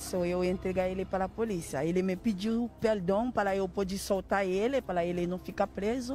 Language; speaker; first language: Portuguese; non-native, learner; Haitian Creole